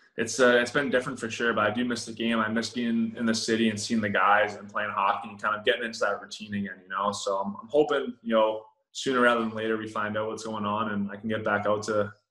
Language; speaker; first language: English; native; English